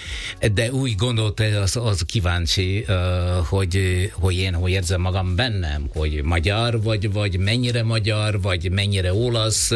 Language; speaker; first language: Hungarian; non-native, fluent; Italian